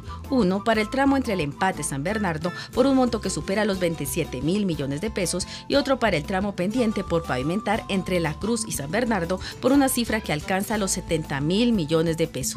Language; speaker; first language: Spanish; native; Spanish